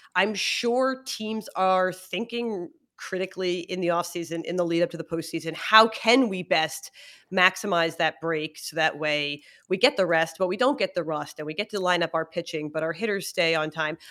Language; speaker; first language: English; native; English